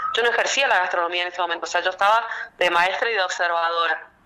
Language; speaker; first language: Spanish; native; Spanish